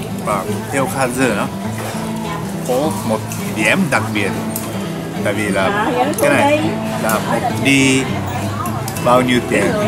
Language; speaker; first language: Vietnamese; non-native, learner; Japanese